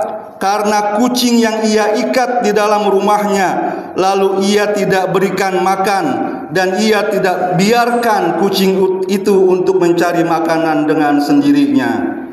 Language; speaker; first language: Indonesian; native; Indonesian